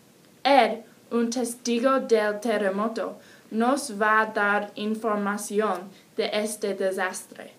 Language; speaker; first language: Spanish; non-native, learner; English